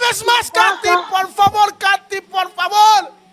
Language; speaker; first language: Spanish; non-native, fluent; Haitian Creole